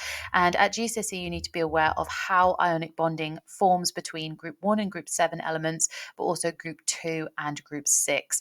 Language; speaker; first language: English; native; English